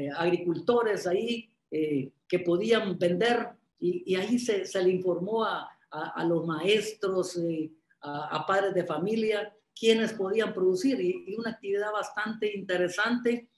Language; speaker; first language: Spanish; native; Spanish